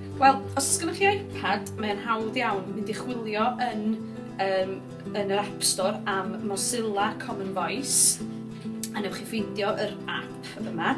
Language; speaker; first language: Welsh; native; Welsh